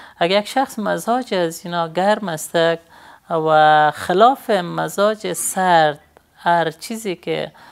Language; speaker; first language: Persian; native; Persian